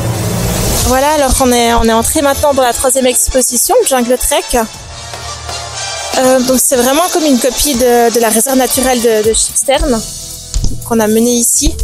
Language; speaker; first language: French; native; French